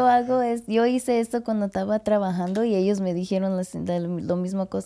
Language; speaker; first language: Spanish; early bilingual, heritage; English